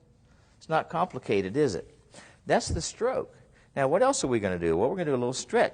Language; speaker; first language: English; native; English